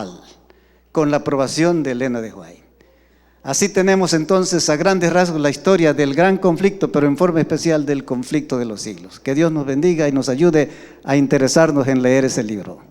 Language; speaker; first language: Spanish; native; Spanish